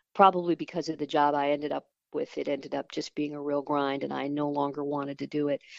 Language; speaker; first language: English; native; English